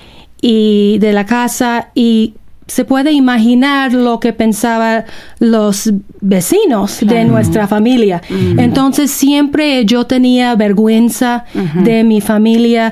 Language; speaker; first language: Spanish; non-native, fluent; English